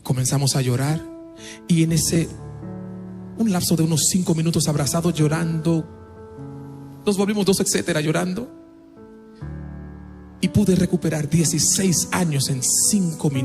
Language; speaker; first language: Spanish; non-native, fluent; Haitian Creole